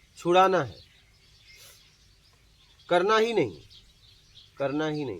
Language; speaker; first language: Hindi; native; Hindi